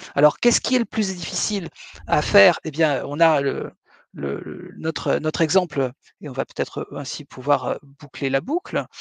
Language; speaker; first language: French; native; French